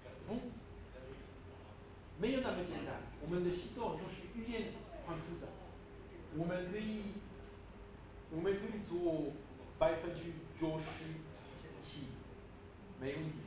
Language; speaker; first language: Chinese; non-native, fluent; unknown